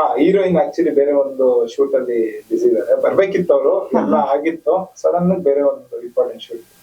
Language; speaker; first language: Kannada; native; Kannada